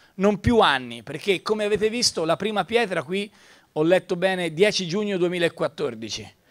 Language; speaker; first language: Italian; native; Italian